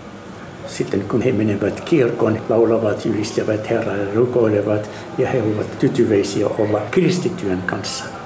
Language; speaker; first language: Finnish; non-native, learner; Arabic